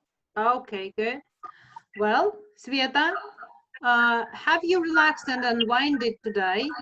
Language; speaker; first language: English; non-native, fluent; Russian